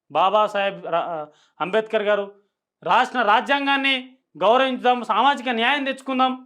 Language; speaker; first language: Telugu; non-native, local second language; Lambadi